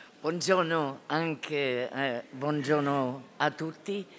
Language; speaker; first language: Italian; non-native, fluent; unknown